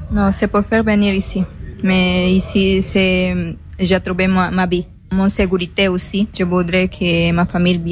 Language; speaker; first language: French; non-native, learner; Spanish